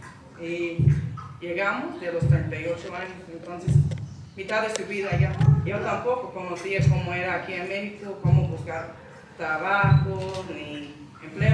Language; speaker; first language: Spanish; non-native, learner; English